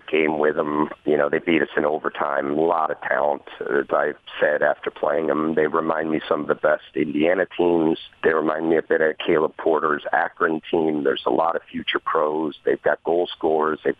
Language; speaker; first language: English; native; English